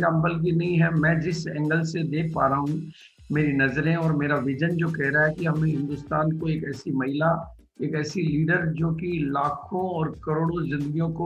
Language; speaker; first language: Hindi; native; Hindi